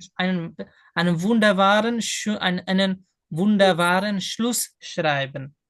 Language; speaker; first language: German; non-native, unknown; Bangla